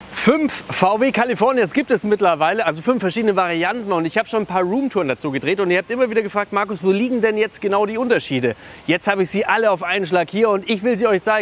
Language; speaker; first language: German; native; German